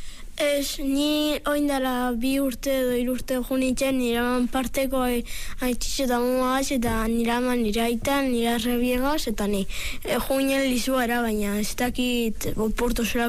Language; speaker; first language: Basque; native; Basque